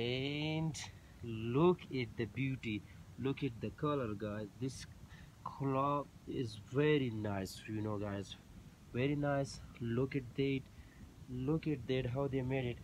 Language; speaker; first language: English; non-native, local second language; Urdu